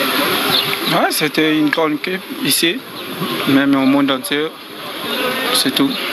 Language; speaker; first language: French; non-native, fluent; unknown